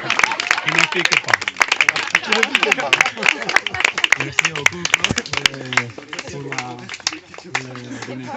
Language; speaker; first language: French; non-native, learner; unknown